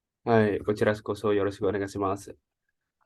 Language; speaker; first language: Japanese; non-native, learner; Indonesian